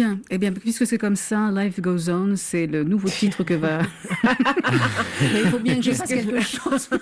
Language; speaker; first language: French; native; French